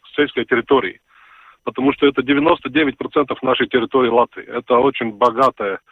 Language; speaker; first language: Russian; non-native, fluent; Latvian